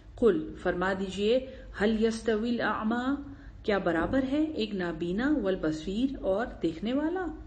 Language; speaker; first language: Urdu; non-native, local second language; Pashto